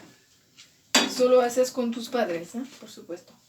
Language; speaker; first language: Spanish; non-native, fluent; French